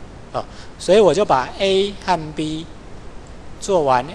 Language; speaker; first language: Chinese; native; Chinese